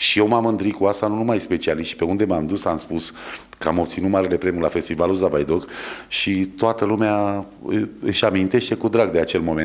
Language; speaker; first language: Romanian; native; Romanian